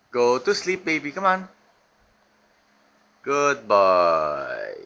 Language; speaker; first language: English; non-native, local second language; Filipino